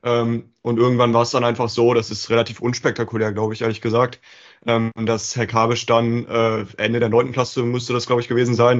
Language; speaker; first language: German; native; German